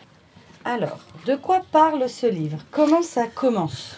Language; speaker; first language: French; native; French